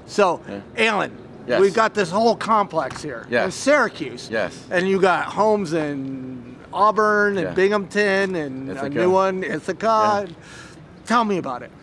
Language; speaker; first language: English; native; English